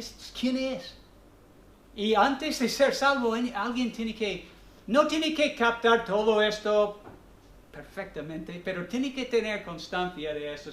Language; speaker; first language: Spanish; non-native, fluent; English